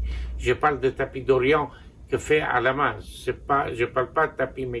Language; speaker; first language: French; non-native, local second language; Armenian